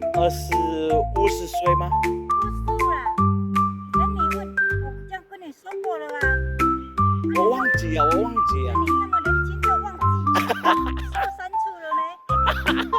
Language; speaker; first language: Chinese; non-native, learner; Filipino